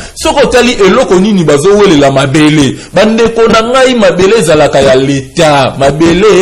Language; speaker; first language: Lingala; native; Lingala